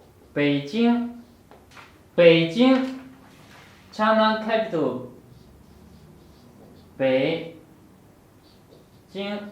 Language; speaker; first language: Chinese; non-native, fluent; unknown